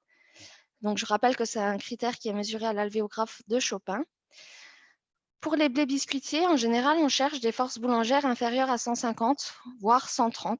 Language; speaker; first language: French; native; French